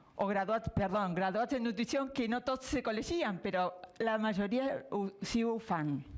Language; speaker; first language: Catalan; non-native, fluent; Spanish